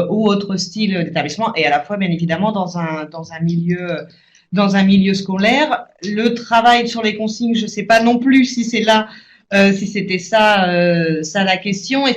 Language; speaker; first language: French; native; French